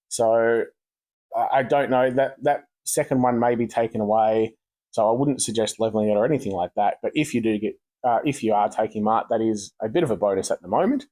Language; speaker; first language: English; native; English